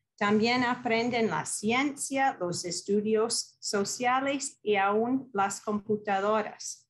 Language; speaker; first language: Spanish; non-native, fluent; English